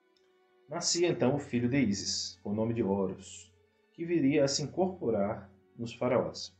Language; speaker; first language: Portuguese; native; Portuguese